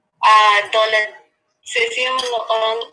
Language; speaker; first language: French; non-native, learner; English